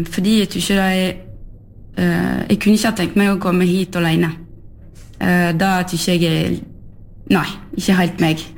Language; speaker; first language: Norwegian; non-native, fluent; French